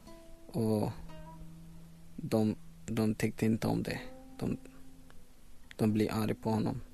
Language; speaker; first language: Swedish; non-native, learner; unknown